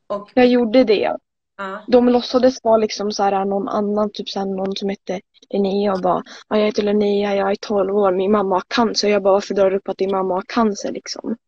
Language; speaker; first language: Swedish; native; Swedish